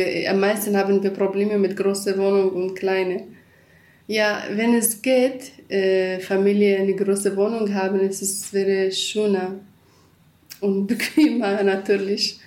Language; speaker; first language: German; non-native, learner; Kurdish